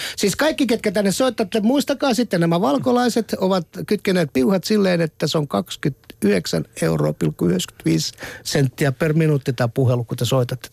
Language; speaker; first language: Finnish; native; Finnish